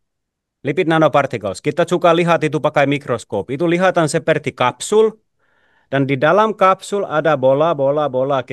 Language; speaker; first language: Indonesian; non-native, fluent; Finnish